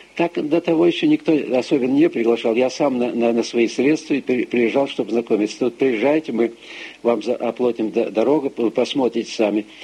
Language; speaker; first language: Russian; early bilingual, heritage; Russian